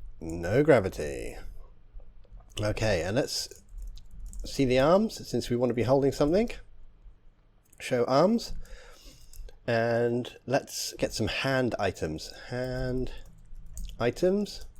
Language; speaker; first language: English; native; English